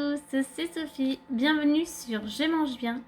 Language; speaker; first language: French; native; French